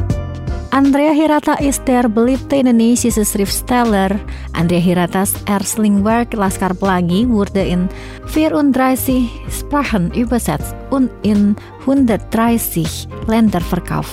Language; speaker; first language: German; non-native, fluent; Indonesian